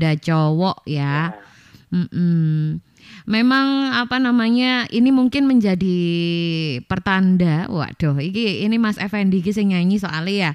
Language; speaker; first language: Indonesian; non-native, local second language; Javanese